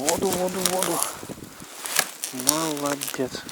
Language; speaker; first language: Russian; native; Russian